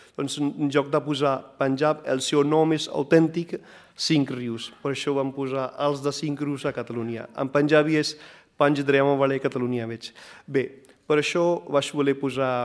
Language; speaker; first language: Catalan; non-native, fluent; Punjabi